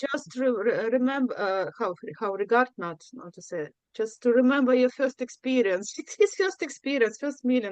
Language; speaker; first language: English; non-native, learner; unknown